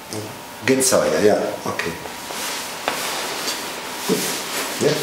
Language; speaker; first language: German; non-native, fluent; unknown